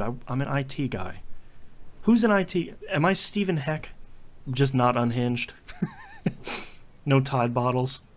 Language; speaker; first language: English; native; English